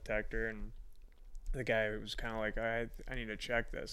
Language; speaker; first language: English; native; English